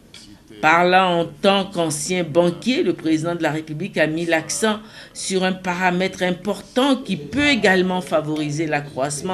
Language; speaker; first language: French; native; French